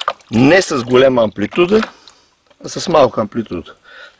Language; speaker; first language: Bulgarian; native; Bulgarian